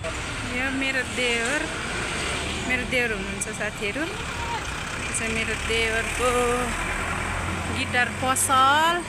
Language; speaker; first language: Nepali; native; Nepali